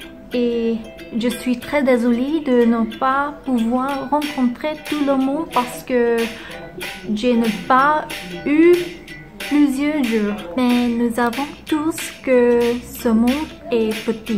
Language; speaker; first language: French; non-native, learner; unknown